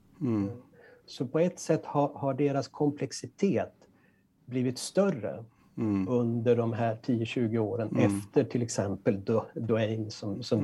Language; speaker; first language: Swedish; native; Swedish